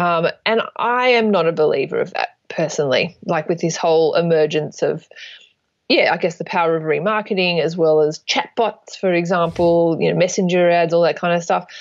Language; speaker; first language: English; native; English